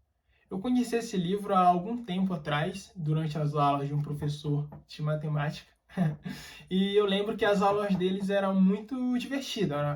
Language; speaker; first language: Portuguese; native; Portuguese